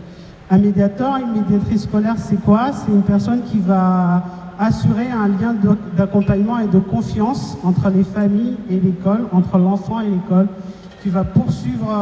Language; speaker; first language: French; non-native, local second language; Comorian